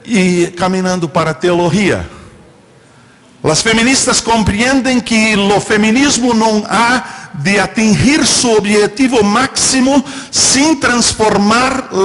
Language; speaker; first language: Spanish; non-native, fluent; Portuguese